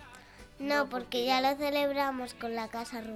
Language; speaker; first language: Spanish; native; Spanish